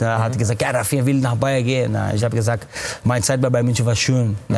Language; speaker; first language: German; non-native, fluent; Portuguese